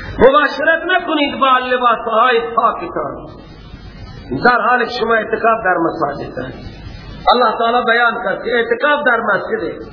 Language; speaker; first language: Persian; native; Persian